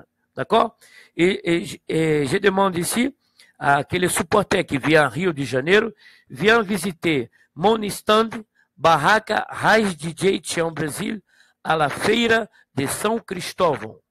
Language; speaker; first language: French; non-native, fluent; Portuguese